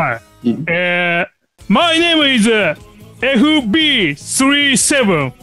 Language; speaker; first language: English; non-native, learner; Japanese